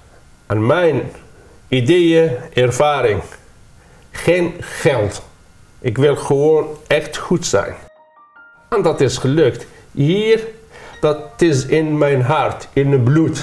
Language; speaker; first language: Dutch; non-native, learner; Arabic